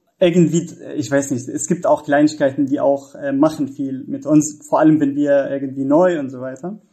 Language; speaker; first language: German; non-native, fluent; Arabic